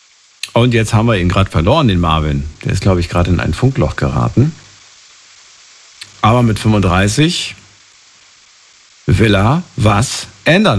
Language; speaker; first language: German; native; German